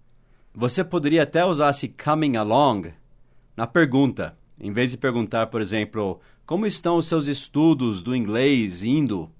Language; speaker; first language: Portuguese; non-native, fluent; English